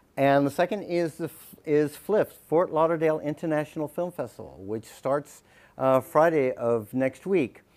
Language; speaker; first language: English; native; English